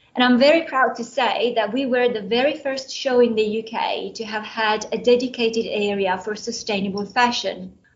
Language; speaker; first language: English; non-native, fluent; Italian